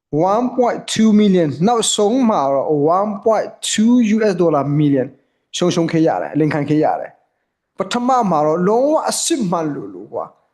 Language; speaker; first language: Burmese; native; Burmese